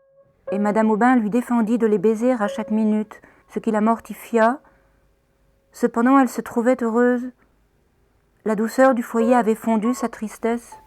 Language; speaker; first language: French; native; French